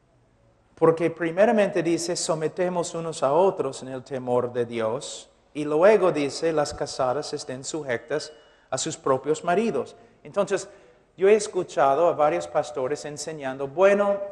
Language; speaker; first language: Spanish; non-native, fluent; English